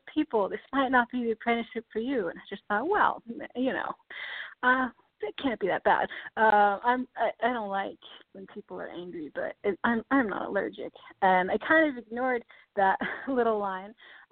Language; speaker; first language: English; native; English